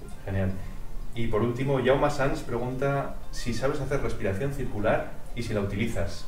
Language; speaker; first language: Spanish; native; Spanish